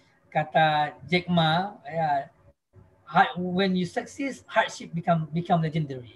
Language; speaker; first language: English; non-native, fluent; Indonesian